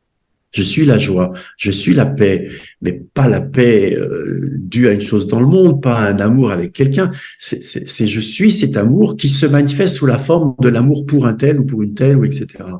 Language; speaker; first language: French; native; French